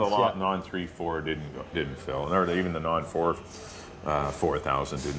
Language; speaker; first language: English; native; English